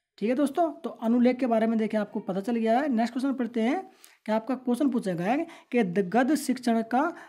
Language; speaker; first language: Hindi; native; Hindi